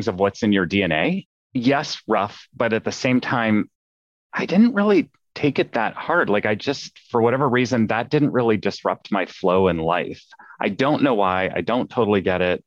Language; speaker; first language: English; native; English